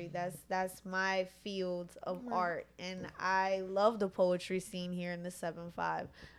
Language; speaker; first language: English; early bilingual, other home language; Spanish